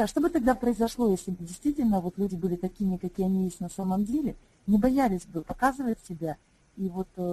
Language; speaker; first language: Russian; native; Russian